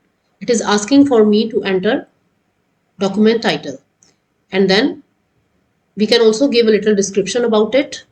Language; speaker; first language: English; non-native, local second language; Hindi